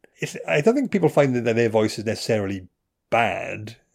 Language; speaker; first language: English; native; English